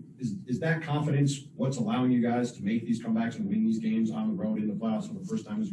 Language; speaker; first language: English; native; English